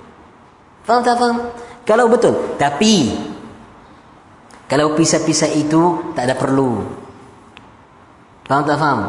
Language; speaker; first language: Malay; non-native, fluent; Arabic